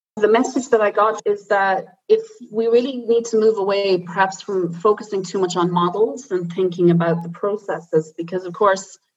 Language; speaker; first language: English; native; English